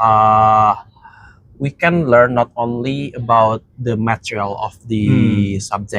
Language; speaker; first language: English; non-native, fluent; Indonesian